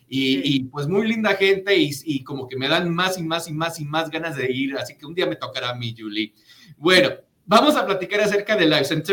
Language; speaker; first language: Spanish; native; Spanish